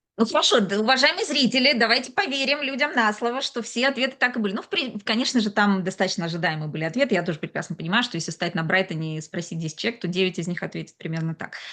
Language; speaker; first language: Russian; native; Russian